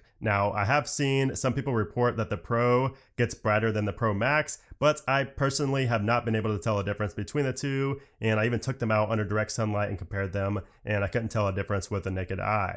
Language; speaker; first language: English; native; English